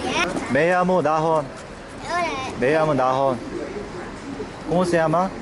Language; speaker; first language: Spanish; non-native, learner; Korean